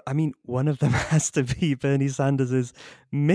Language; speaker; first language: English; native; English